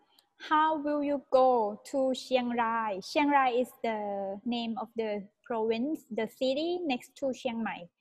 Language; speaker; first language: English; non-native, fluent; Thai